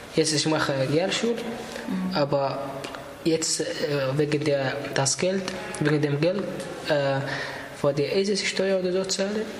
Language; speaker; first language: German; non-native, learner; Arabic